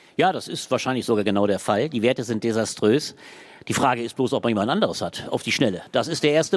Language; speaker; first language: German; native; German